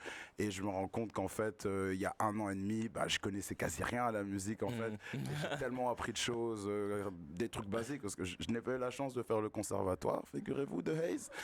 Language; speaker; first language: French; native; French